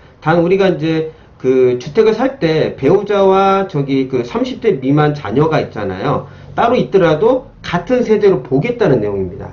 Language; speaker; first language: Korean; native; Korean